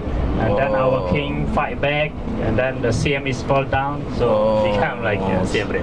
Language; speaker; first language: English; non-native, local second language; Khmer